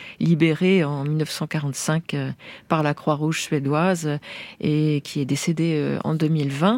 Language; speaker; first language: French; native; French